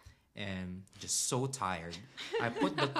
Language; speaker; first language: English; non-native, local second language; Filipino